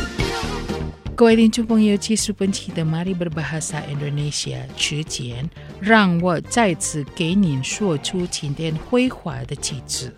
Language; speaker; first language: Chinese; non-native, fluent; Indonesian